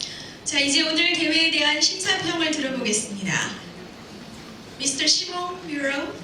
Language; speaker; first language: Korean; native; Korean